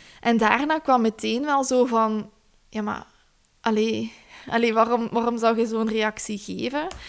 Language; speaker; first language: Dutch; native; Dutch